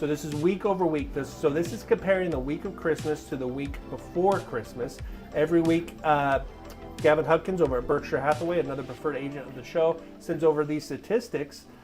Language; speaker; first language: English; native; English